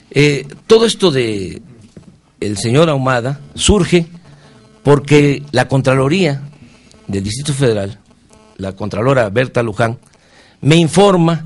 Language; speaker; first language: Spanish; native; Spanish